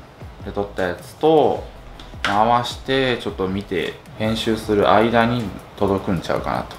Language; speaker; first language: Japanese; native; Japanese